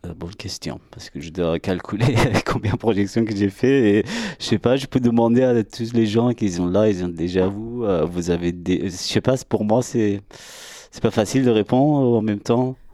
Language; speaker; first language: French; non-native, learner; Persian